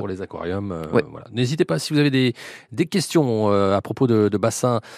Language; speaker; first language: French; native; French